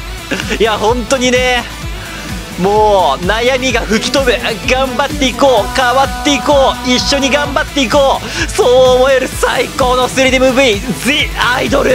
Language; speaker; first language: Japanese; native; Japanese